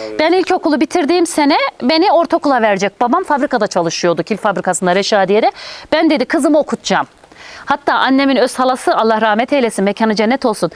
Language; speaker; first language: Turkish; native; Turkish